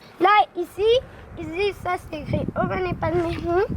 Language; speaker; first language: French; early bilingual, heritage; French